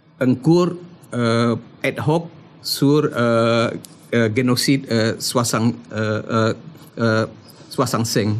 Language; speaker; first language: French; non-native, fluent; Indonesian